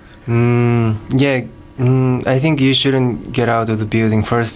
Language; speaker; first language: English; non-native, learner; Japanese